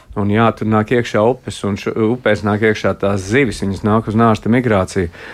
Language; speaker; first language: Latvian; native; Latvian